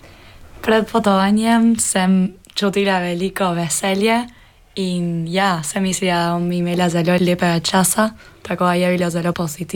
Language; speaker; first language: Slovenian; early bilingual, heritage; Spanish